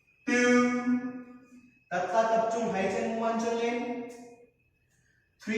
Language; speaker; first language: Vietnamese; non-native, learner; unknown